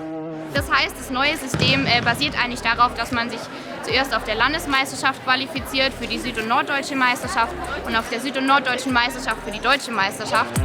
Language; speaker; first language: German; native; German